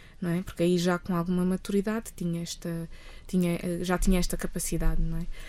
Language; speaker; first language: Portuguese; early bilingual, other home language; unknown